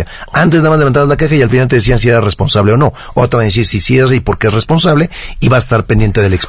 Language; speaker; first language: Spanish; native; Spanish